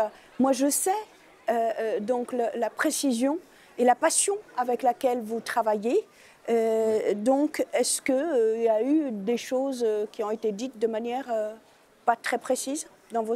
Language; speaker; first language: French; native; French